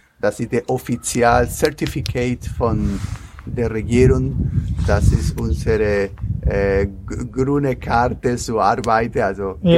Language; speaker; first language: German; non-native, learner; Spanish